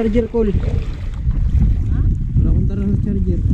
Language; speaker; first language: Filipino; non-native, local second language; Masbatenyo